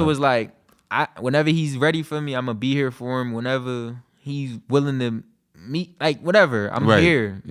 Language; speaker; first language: English; native; English